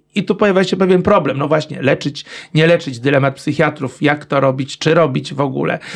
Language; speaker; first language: Polish; native; Polish